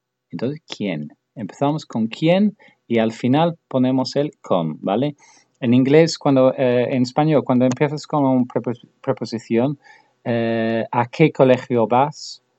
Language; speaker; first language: Spanish; non-native, fluent; English